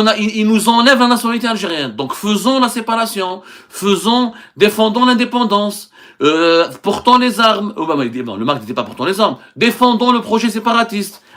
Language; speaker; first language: French; non-native, local second language; Arabic